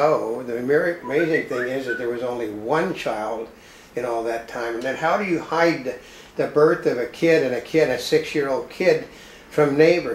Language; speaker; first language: English; native; English